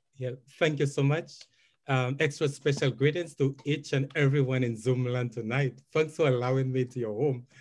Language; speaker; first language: English; native; English